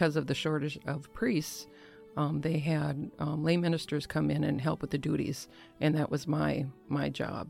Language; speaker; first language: English; native; English